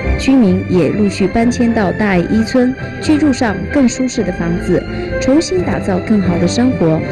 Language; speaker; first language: Chinese; native; Chinese